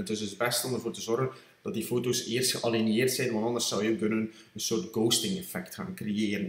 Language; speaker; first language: Dutch; native; Dutch